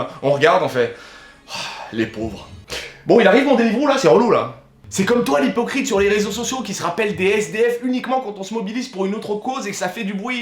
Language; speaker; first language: French; native; French